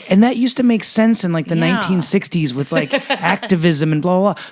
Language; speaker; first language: English; native; English